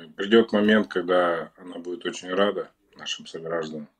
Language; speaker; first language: Russian; native; Russian